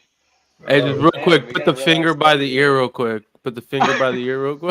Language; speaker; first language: English; native; English